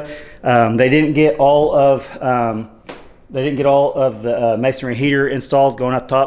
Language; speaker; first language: English; native; English